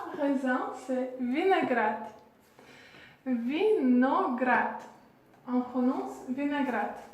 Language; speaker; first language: French; non-native, fluent; Russian